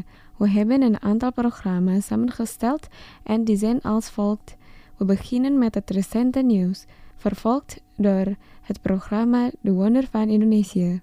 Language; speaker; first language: Dutch; non-native, learner; Indonesian